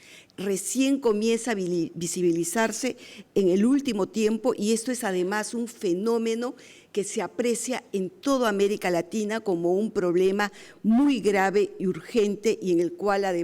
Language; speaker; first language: Spanish; native; Spanish